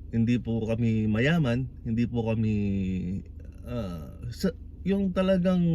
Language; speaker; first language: Filipino; native; Filipino